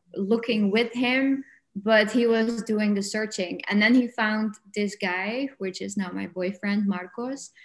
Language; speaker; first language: English; non-native, fluent; Dutch